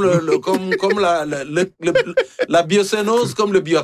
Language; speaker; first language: French; native; French